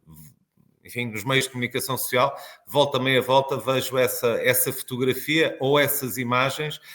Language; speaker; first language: Portuguese; native; Portuguese